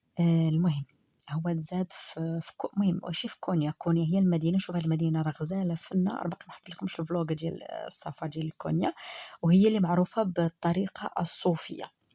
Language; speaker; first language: Arabic; native; Arabic